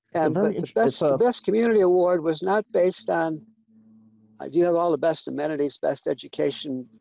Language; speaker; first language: English; native; English